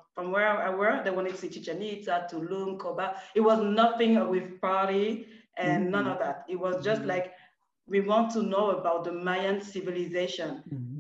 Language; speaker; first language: English; non-native, fluent; French